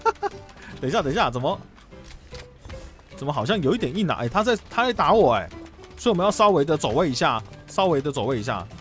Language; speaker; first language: Chinese; native; Chinese